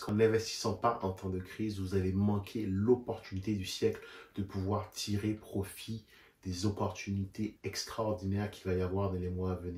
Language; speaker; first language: French; native; French